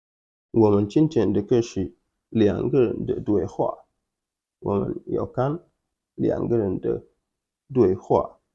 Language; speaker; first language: Chinese; non-native, fluent; Wolof